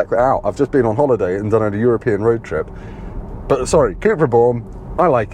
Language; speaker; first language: English; native; English